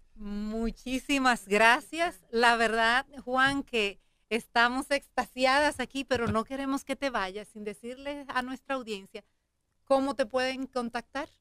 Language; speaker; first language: Spanish; native; Spanish